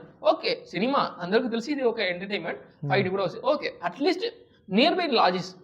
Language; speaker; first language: Telugu; non-native, learner; Tamil